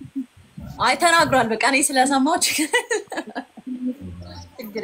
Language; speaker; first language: Amharic; native; Amharic